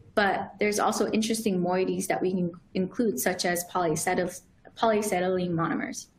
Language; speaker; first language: English; native; English